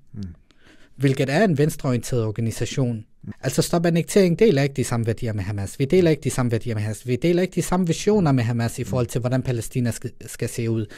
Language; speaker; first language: Danish; early bilingual, other home language; Arabic